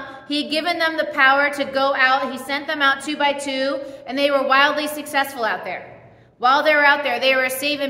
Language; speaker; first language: English; native; English